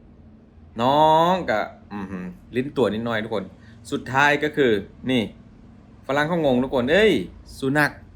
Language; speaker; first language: Thai; non-native, local second language; Lao